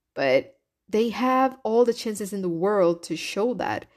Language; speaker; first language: English; non-native, fluent; Portuguese